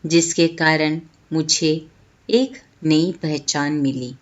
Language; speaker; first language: Hindi; non-native, local second language; Malayalam